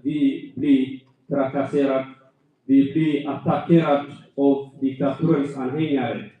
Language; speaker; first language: Swedish; non-native, fluent; Tigrinya